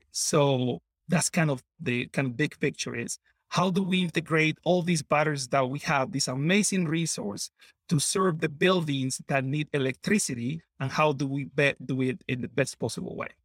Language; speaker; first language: English; non-native, fluent; Spanish